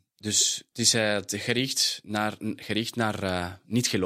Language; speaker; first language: Dutch; non-native, fluent; Spanish